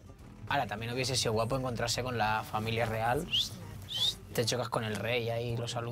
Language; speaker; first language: Spanish; native; Spanish